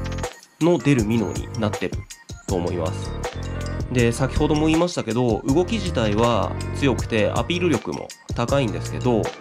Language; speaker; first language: Japanese; native; Japanese